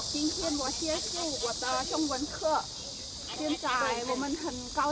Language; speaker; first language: Chinese; non-native, learner; Khmer